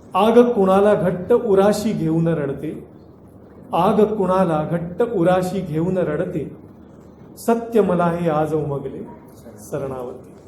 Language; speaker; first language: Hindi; non-native, local second language; Marathi